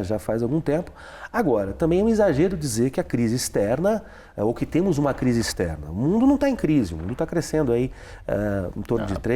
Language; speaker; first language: Portuguese; native; Portuguese